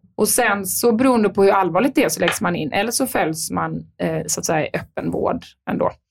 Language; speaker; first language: Swedish; native; Swedish